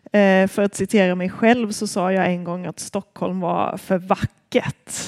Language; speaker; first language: Swedish; native; Swedish